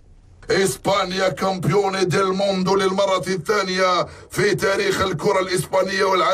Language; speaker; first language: Arabic; native; Arabic